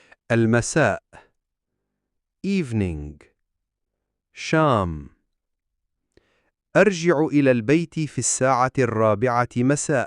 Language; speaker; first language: Arabic; non-native, fluent; Urdu